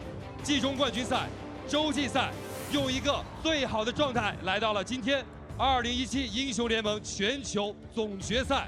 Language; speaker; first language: Chinese; native; Chinese